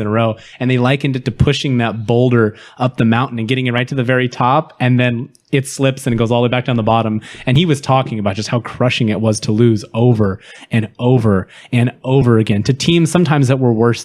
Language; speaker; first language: English; native; English